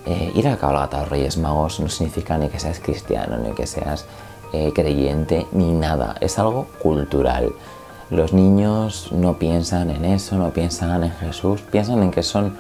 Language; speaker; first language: Spanish; native; Spanish